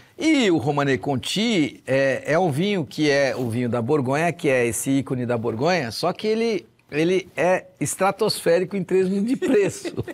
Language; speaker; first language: Portuguese; native; Portuguese